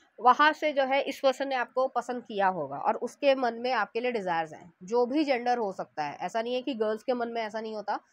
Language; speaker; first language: Hindi; native; Hindi